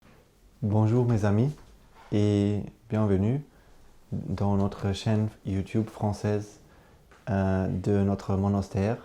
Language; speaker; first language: French; non-native, learner; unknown